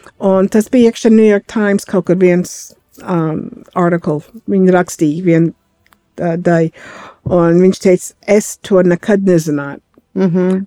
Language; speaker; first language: Latvian; early bilingual, heritage; Latvian